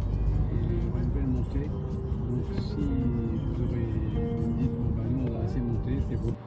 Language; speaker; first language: French; native; French